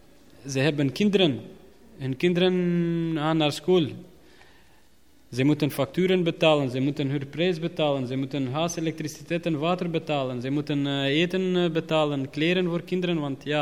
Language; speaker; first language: Dutch; non-native, learner; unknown